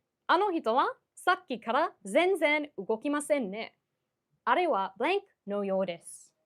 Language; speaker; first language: Japanese; non-native, fluent; English